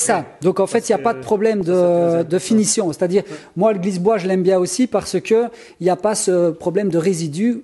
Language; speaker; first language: French; native; French